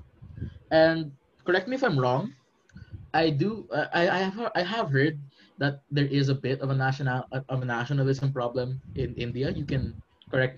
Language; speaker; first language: English; non-native, local second language; Filipino